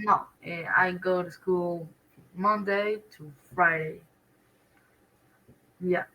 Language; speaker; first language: English; non-native, learner; Spanish